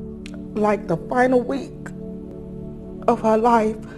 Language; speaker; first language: English; native; English